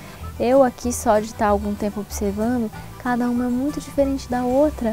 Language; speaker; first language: Portuguese; native; Portuguese